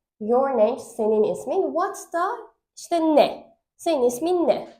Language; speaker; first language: Turkish; non-native, fluent; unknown